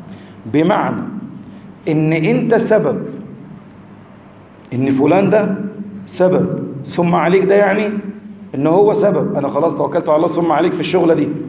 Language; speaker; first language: Arabic; native; Arabic